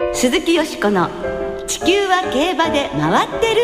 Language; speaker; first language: Japanese; native; Japanese